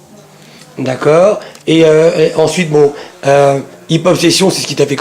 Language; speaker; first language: French; native; French